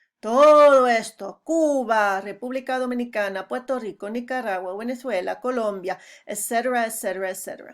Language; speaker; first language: Spanish; non-native, fluent; English